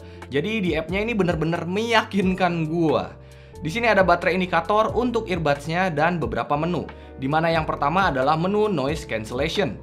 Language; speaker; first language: Indonesian; native; Indonesian